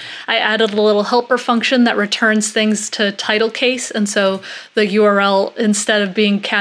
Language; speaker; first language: English; native; English